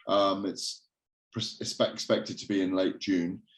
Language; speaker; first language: English; native; English